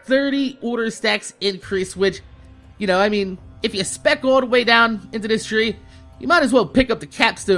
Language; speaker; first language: English; native; English